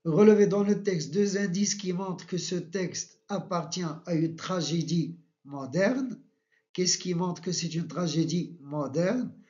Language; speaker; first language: French; non-native, local second language; Arabic